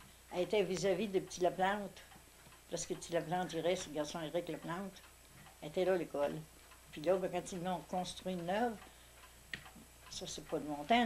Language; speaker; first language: French; native; French